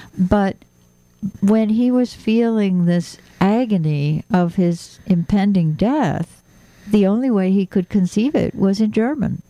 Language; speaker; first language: English; native; English